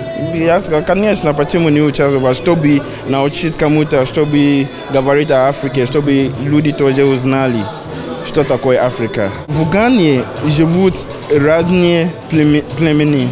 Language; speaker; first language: Russian; non-native, learner; Akan